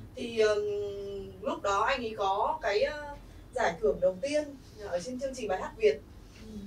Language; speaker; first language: Vietnamese; native; Vietnamese